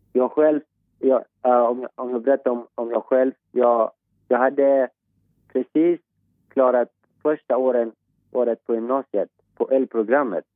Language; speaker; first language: Swedish; non-native, fluent; Persian